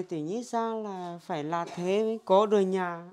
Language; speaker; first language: Vietnamese; non-native, local second language; Hmong